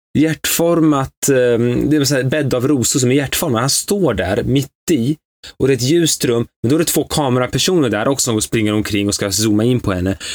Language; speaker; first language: Swedish; early bilingual, other home language; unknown